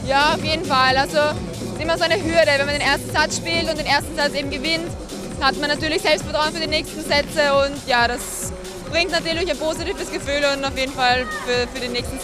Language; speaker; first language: German; native; German